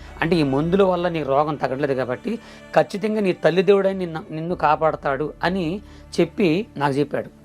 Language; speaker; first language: Telugu; non-native, local second language; Koya